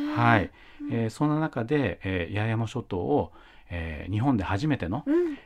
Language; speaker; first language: Japanese; native; Japanese